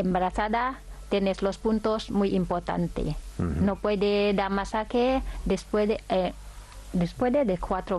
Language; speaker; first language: Spanish; non-native, learner; Thai